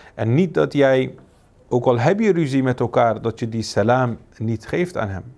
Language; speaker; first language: Dutch; early bilingual, other home language; Turkish